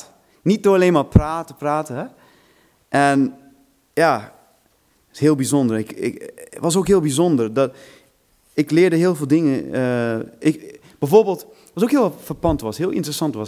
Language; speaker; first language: Dutch; non-native, fluent; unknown